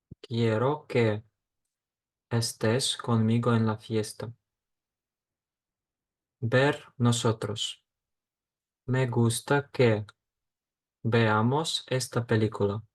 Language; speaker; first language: Spanish; non-native, fluent; Ukrainian